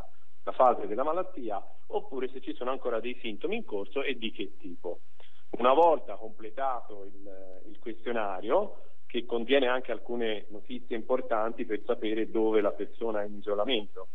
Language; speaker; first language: Italian; native; Italian